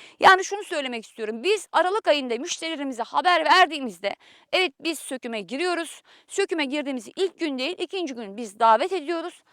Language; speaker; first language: Turkish; native; Turkish